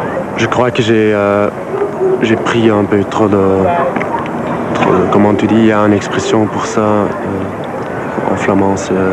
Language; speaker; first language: French; non-native, local second language; Dutch